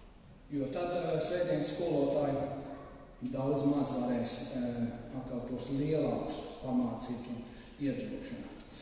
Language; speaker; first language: Latvian; native; Latvian